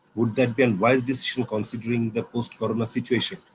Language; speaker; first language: English; non-native, local second language; Bangla